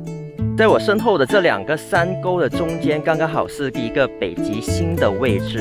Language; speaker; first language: Chinese; non-native, local second language; Cantonese